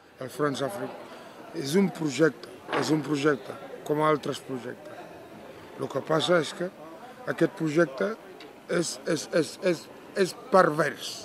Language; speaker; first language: Catalan; non-native, fluent; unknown